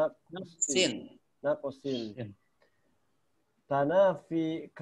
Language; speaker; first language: Arabic; non-native, learner; Indonesian